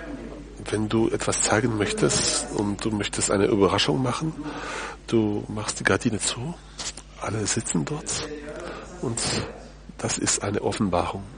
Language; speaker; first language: German; non-native, fluent; French